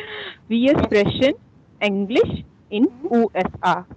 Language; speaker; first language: German; non-native, learner; Hindi